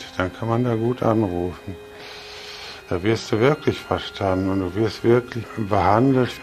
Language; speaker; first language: German; native; German